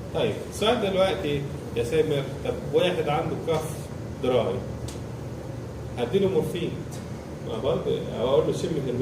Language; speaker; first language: Arabic; native; Arabic